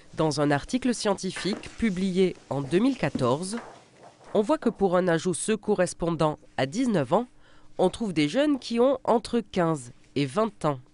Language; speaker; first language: French; native; French